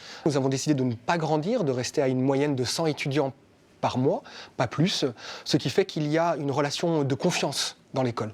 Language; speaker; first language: French; native; French